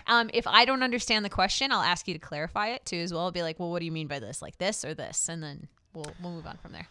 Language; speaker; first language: English; native; English